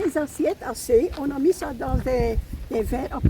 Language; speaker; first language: French; non-native, local second language; Dutch